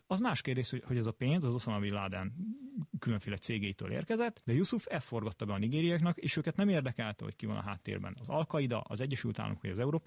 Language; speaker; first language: Hungarian; native; Hungarian